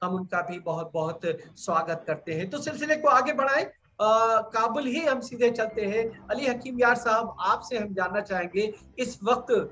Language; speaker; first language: Hindi; native; Hindi